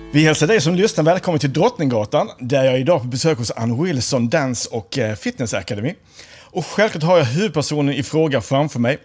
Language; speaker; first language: Swedish; native; Swedish